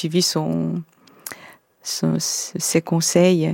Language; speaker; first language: French; non-native, fluent; Korean